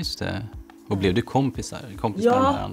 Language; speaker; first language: Swedish; native; Swedish